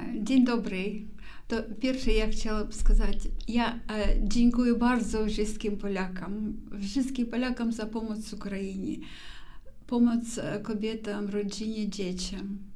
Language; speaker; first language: Polish; non-native, learner; Ukrainian